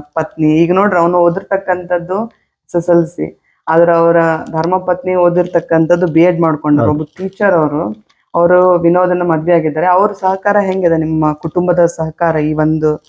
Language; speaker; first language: Kannada; native; Kannada